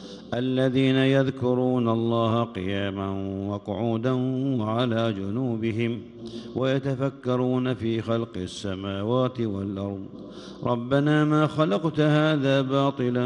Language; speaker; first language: Arabic; native; Arabic